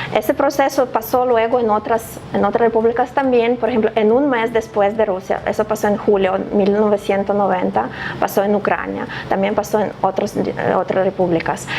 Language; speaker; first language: Spanish; non-native, fluent; Ukrainian